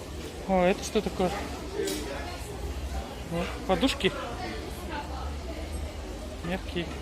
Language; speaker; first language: Russian; non-native, local second language; Kyrgyz